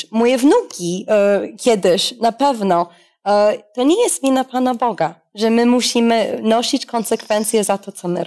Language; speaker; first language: Polish; non-native, fluent; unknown